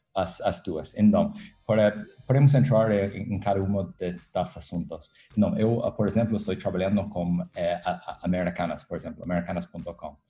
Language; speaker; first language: Portuguese; non-native, fluent; English